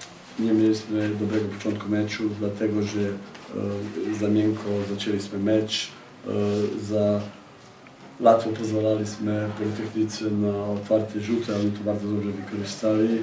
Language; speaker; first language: Polish; non-native, fluent; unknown